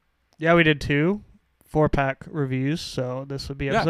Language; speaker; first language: English; native; English